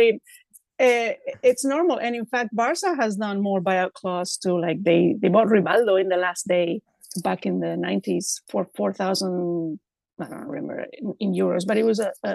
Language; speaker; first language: English; non-native, fluent; Spanish